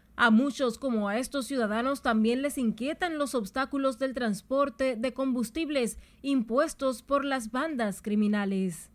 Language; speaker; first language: Spanish; native; Spanish